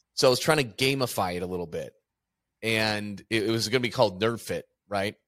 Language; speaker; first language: English; native; English